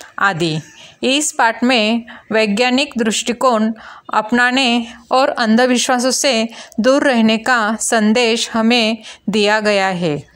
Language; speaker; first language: Hindi; non-native, local second language; Marathi